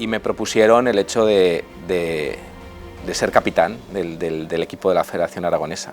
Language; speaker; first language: Spanish; native; Spanish